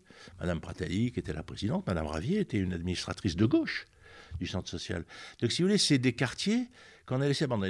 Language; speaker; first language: French; native; French